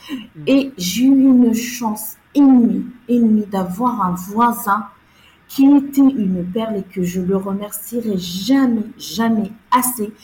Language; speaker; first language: French; non-native, local second language; Arabic